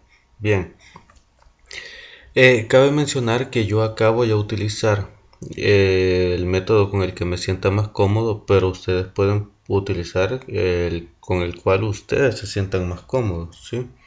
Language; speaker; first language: Spanish; native; Spanish